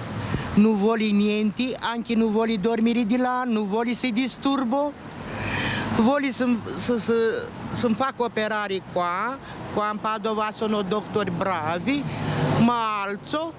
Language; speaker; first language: Italian; non-native, learner; Romanian